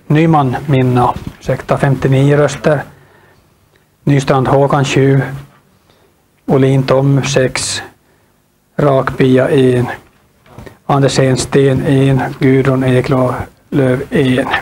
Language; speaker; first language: Swedish; native; Swedish